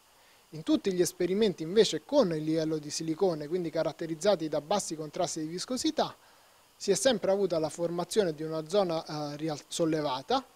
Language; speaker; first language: Italian; native; Italian